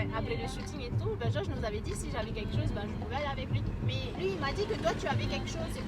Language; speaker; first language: French; native; French